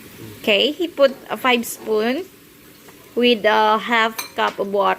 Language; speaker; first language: English; non-native, learner; Filipino